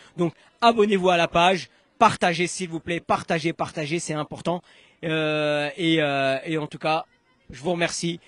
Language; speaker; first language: French; native; French